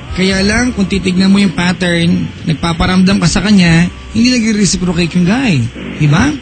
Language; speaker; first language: Filipino; native; Filipino